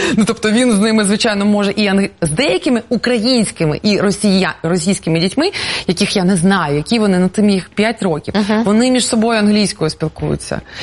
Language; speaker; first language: Ukrainian; non-native, local second language; Russian